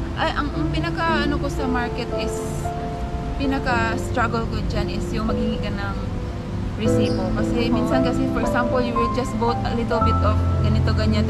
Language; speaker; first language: Filipino; non-native, local second language; Cebuano